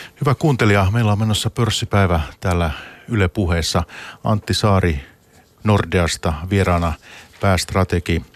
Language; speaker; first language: Finnish; native; Finnish